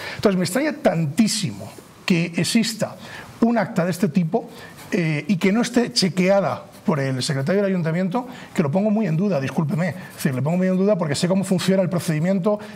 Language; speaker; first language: Spanish; native; Spanish